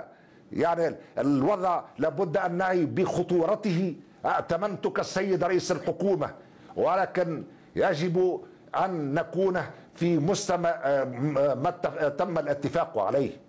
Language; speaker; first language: Arabic; native; Arabic